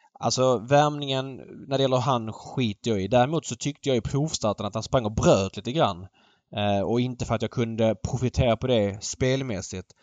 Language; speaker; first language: Swedish; native; Swedish